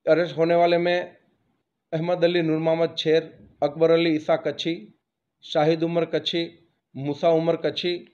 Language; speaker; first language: Hindi; non-native, local second language; Gujarati